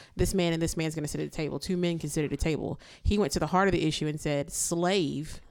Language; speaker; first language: English; native; English